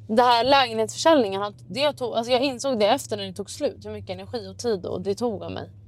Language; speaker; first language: Swedish; native; Swedish